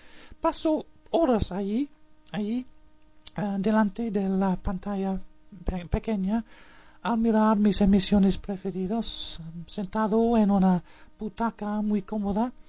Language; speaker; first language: Spanish; non-native, learner; English